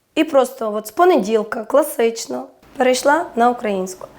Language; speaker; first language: Ukrainian; native; Ukrainian